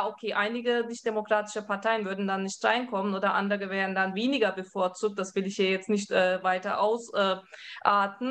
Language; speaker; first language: German; early bilingual, other home language; Turkish